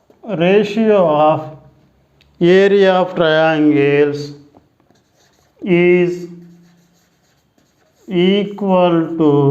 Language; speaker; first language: English; non-native, local second language; Telugu